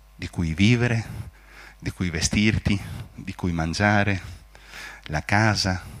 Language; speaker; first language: Italian; non-native, fluent; Spanish